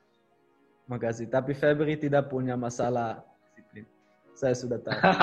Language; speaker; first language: Indonesian; non-native, learner; Dutch